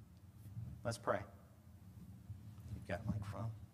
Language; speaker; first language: English; native; English